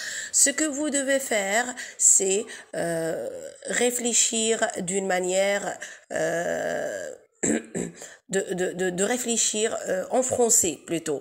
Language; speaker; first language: French; non-native, local second language; Arabic